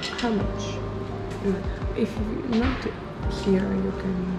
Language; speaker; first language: English; non-native, learner; Russian